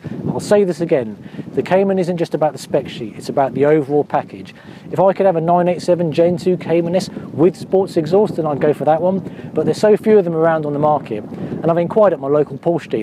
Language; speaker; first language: English; native; English